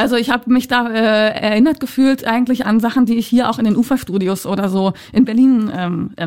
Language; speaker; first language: German; native; German